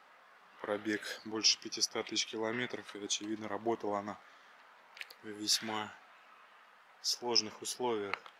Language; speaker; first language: Russian; native; Russian